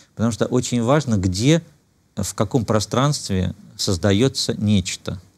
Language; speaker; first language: Russian; native; Russian